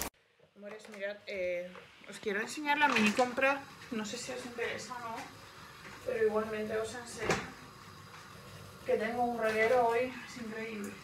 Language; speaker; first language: Spanish; non-native, fluent; Georgian